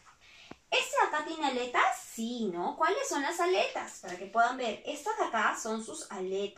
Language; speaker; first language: Spanish; native; Spanish